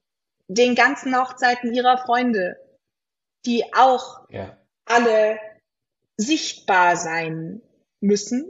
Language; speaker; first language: German; native; German